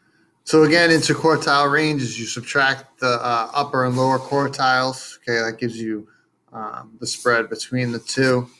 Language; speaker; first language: English; native; English